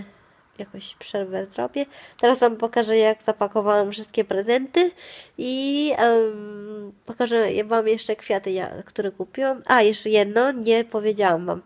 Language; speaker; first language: Polish; non-native, fluent; Italian